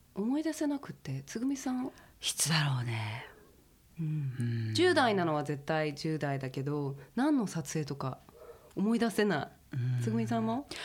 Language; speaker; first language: Japanese; early bilingual, heritage; Japanese